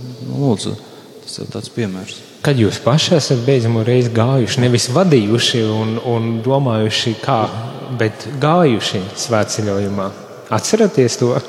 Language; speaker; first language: Latvian; native; Latvian